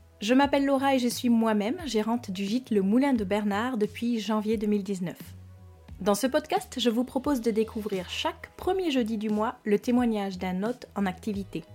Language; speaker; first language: French; native; French